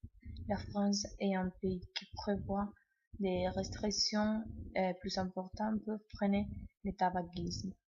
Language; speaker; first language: French; non-native, learner; Spanish